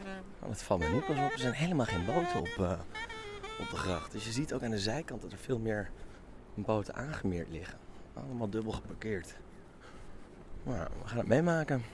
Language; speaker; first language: Dutch; native; Dutch